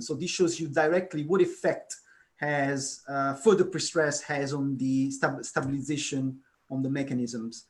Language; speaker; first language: English; non-native, fluent; Italian